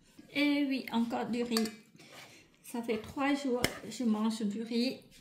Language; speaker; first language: French; non-native, fluent; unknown